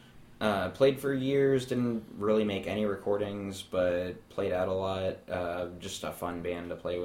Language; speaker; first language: English; native; English